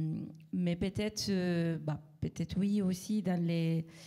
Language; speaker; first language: French; non-native, fluent; Spanish